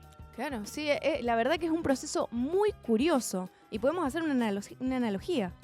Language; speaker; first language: Spanish; native; Spanish